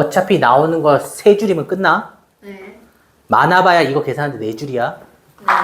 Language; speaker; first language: Korean; native; Korean